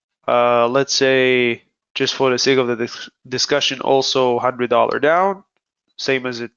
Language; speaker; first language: English; non-native, fluent; Hebrew